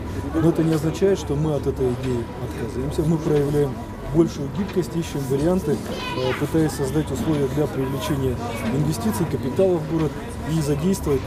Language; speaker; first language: Russian; native; Russian